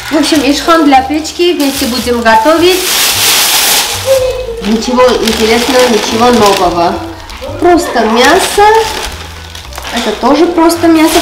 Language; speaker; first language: Russian; non-native, fluent; Armenian